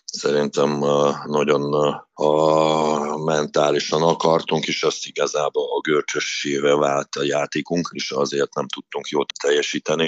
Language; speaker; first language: Hungarian; non-native, fluent; Russian